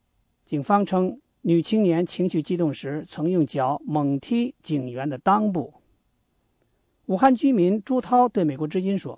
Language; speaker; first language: Chinese; native; Chinese